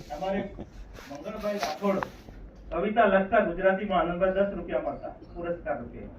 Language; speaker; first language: Gujarati; non-native, local second language; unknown